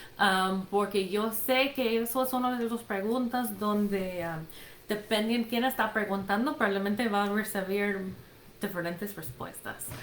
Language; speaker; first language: Spanish; non-native, fluent; English